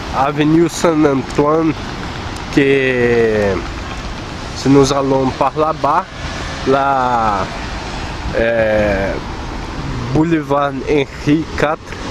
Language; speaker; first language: French; non-native, learner; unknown